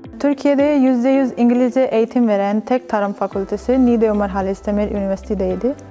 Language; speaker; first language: Turkish; non-native, learner; Urdu